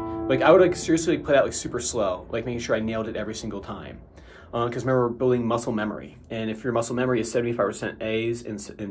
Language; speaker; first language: English; native; English